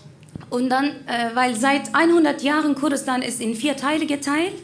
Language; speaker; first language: German; non-native, learner; Kurdish